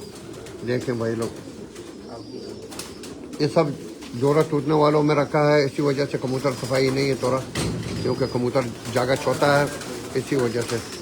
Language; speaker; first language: Hindi; non-native, learner; Arabic